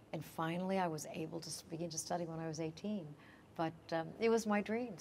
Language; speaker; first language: English; native; English